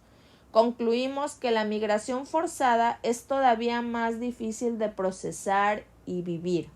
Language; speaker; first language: Spanish; native; Spanish